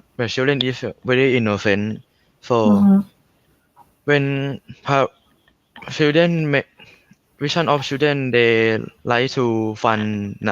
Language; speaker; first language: English; non-native, learner; Thai